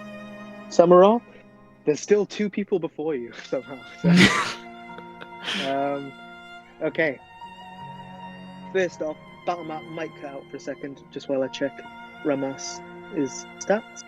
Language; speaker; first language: English; native; English